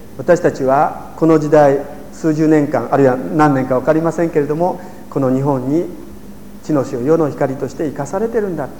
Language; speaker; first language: Japanese; native; Japanese